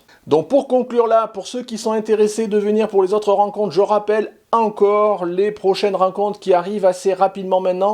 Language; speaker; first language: French; native; French